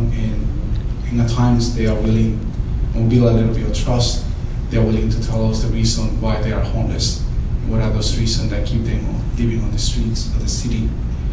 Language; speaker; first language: English; non-native, fluent; Spanish